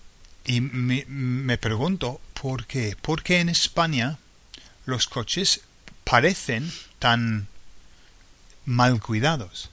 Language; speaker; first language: Spanish; non-native, fluent; English